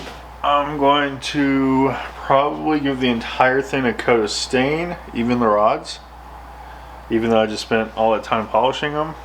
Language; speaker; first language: English; native; English